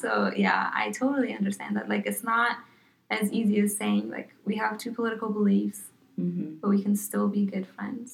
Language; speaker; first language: English; non-native, fluent; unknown